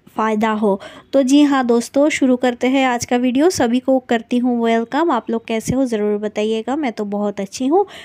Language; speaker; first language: Hindi; non-native, local second language; Bangla